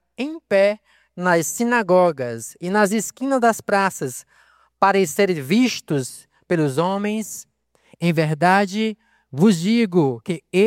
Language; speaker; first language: Portuguese; native; Portuguese